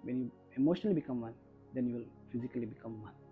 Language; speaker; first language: English; non-native, local second language; Kannada